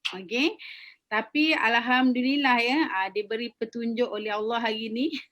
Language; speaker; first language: Malay; native; Malay